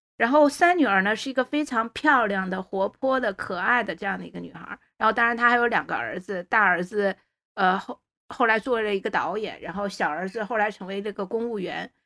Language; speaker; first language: Chinese; native; Chinese